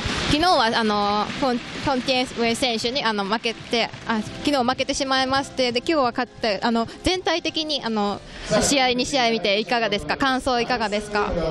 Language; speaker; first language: Japanese; native; Japanese